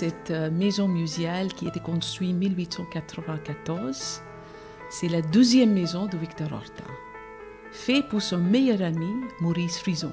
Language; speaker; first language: French; non-native, fluent; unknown